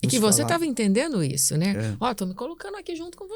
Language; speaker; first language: Portuguese; native; Portuguese